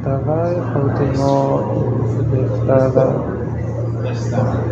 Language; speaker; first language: Ukrainian; non-native, learner; Chinese